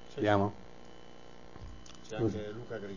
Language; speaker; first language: Italian; native; Italian